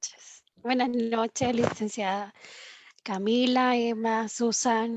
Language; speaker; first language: Spanish; native; Spanish